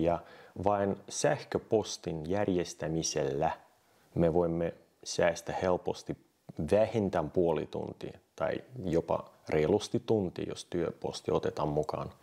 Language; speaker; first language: Finnish; non-native, fluent; Russian